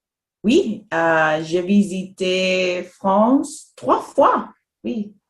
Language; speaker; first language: French; non-native, fluent; Spanish